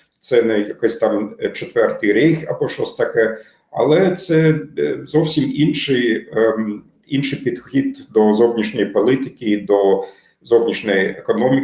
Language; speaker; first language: Ukrainian; non-native, fluent; German